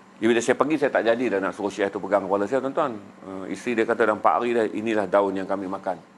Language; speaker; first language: Malay; native; Malay